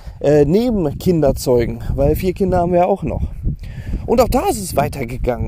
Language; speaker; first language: German; native; German